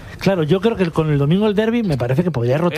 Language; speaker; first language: Spanish; native; Spanish